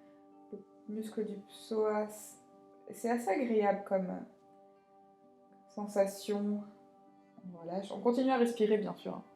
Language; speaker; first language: French; native; French